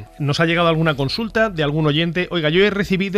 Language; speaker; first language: Spanish; native; Spanish